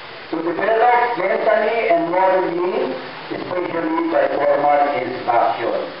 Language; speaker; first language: English; non-native, local second language; Filipino